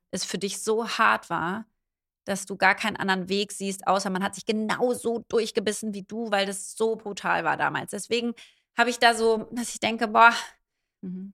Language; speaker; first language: German; native; German